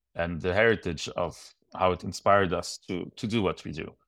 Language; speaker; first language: English; non-native, fluent; Arabic